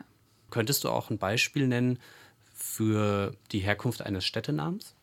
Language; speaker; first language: German; native; German